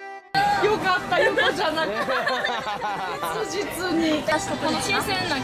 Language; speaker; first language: Japanese; native; Japanese